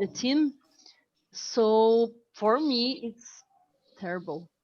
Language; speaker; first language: English; non-native, learner; Portuguese